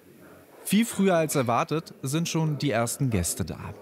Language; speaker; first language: German; early bilingual, other home language; Croatian